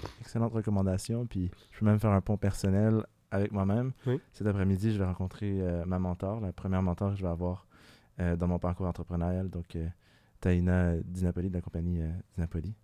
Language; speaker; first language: French; native; French